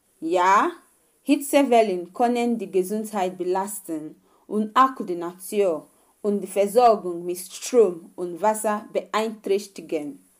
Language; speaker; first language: German; non-native, fluent; Igbo